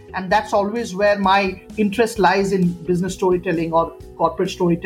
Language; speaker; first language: English; non-native, local second language; Bangla